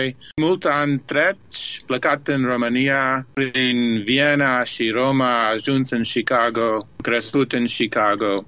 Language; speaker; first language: Romanian; early bilingual, heritage; Romanian